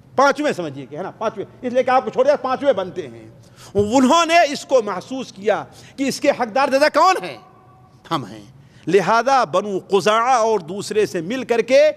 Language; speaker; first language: Urdu; native; Urdu